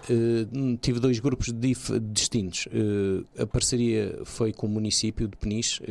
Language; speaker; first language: Portuguese; early bilingual, other home language; Kabuverdianu